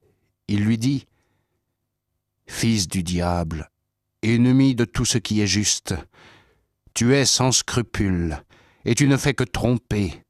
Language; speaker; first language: French; native; French